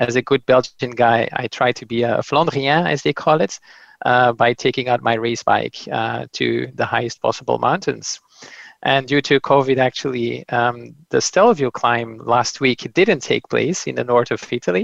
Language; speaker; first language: English; non-native, fluent; Dutch